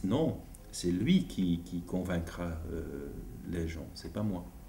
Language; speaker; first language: French; non-native, fluent; Dutch